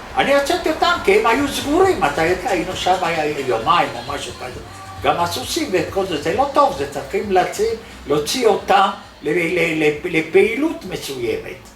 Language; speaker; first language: Hebrew; non-native, fluent; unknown